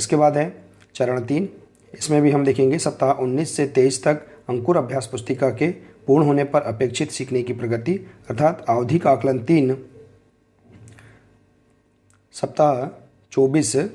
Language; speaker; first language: Hindi; native; Hindi